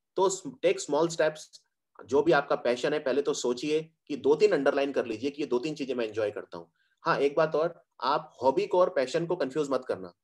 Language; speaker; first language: Hindi; native; Hindi